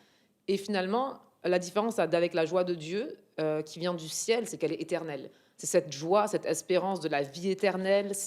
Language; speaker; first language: French; native; French